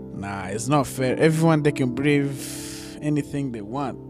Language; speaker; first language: English; non-native, local second language; Kinyarwanda